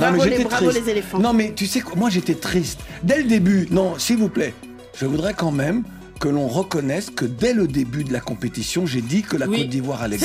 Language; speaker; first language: French; native; French